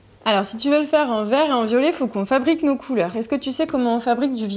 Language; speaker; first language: French; native; French